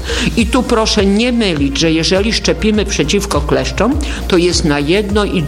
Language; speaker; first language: Polish; native; Polish